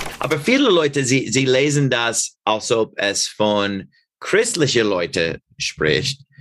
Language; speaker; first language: German; non-native, learner; English